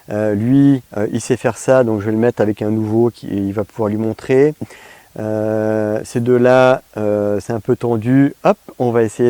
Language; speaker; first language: French; native; French